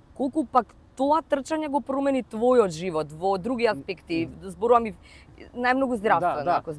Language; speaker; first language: Macedonian; native; Macedonian